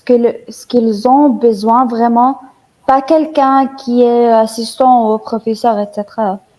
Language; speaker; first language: French; non-native, fluent; Arabic